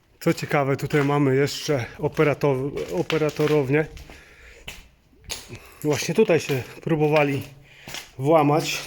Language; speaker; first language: Polish; native; Polish